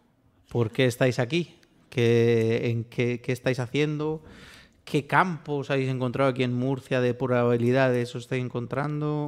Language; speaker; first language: Spanish; native; Spanish